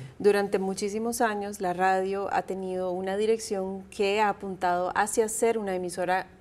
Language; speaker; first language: Spanish; native; Spanish